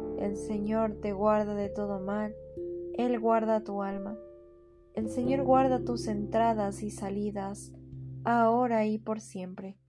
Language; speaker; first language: Spanish; native; Spanish